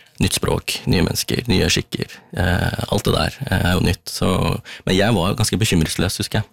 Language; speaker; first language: Norwegian; early bilingual, other home language; Tamil